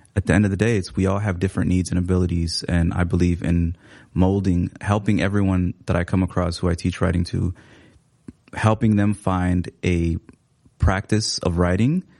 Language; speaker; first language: English; early bilingual, other home language; Somali